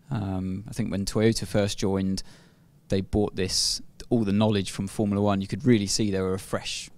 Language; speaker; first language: English; native; English